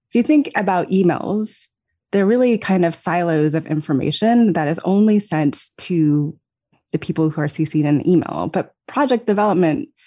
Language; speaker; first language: English; native; English